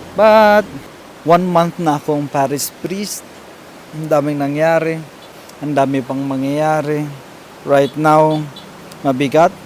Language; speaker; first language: Filipino; non-native, local second language; Kinaray-a